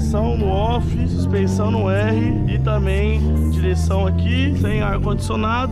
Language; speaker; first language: Portuguese; native; Portuguese